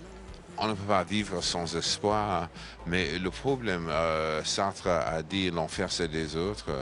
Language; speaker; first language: French; non-native, fluent; English